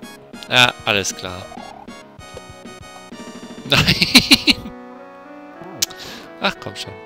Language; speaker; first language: German; native; German